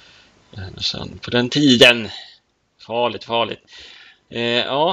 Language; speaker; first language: Swedish; native; Swedish